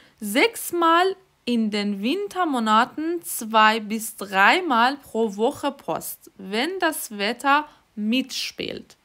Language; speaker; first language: German; non-native, fluent; Persian